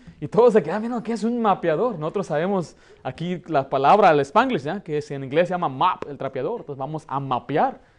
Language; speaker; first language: Spanish; early bilingual, heritage; Spanish